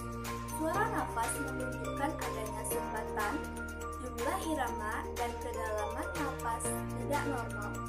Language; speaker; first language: Indonesian; native; Indonesian